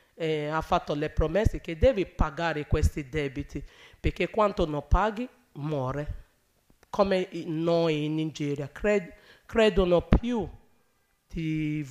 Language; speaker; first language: Italian; non-native, learner; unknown